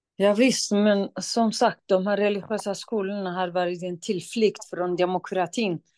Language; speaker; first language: Swedish; non-native, fluent; Kurdish